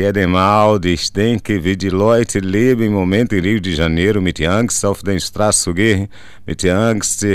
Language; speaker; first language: German; non-native, learner; Portuguese